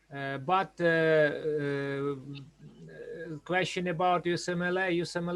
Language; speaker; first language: English; non-native, learner; Ukrainian